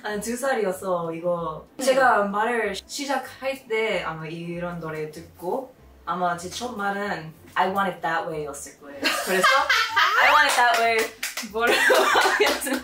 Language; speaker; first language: Korean; non-native, fluent; English